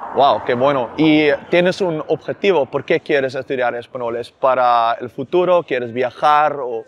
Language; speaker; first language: Spanish; non-native, fluent; Dutch